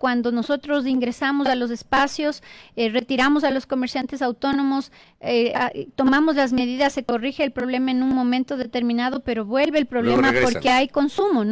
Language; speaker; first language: Spanish; native; Spanish